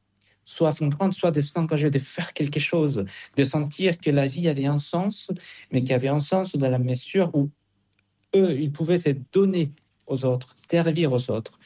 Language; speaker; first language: French; non-native, fluent; Spanish